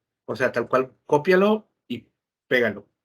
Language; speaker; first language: Spanish; native; Spanish